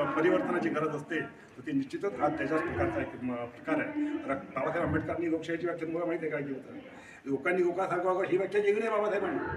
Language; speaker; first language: Marathi; native; Marathi